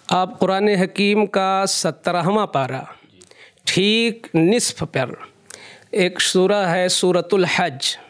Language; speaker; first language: Hindi; native; Hindi